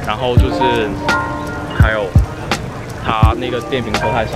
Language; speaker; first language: Chinese; native; Chinese